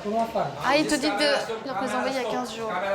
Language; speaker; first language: French; native; French